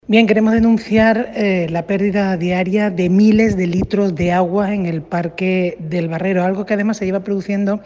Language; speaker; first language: Spanish; native; Spanish